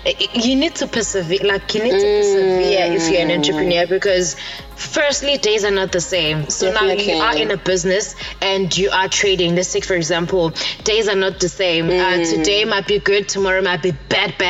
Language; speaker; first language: English; non-native, local second language; Zulu